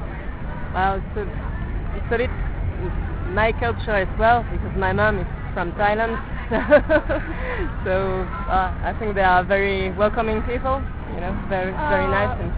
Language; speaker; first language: English; non-native, fluent; French